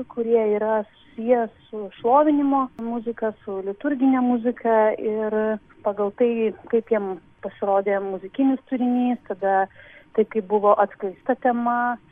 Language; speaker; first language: Lithuanian; native; Lithuanian